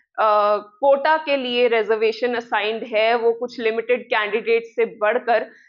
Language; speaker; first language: Hindi; non-native, local second language; Punjabi